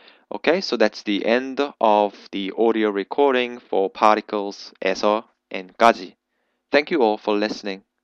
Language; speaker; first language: English; native; English